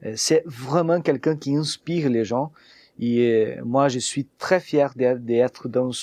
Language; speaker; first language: French; non-native, fluent; Portuguese